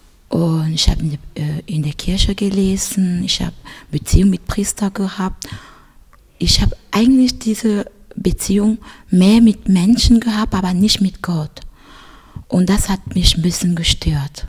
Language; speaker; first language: German; non-native, fluent; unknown